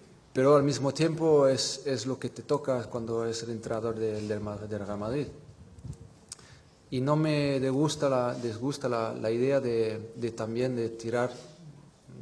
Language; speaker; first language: Spanish; non-native, fluent; French